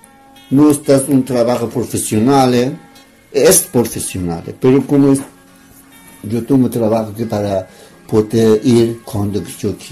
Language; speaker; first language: Spanish; non-native, learner; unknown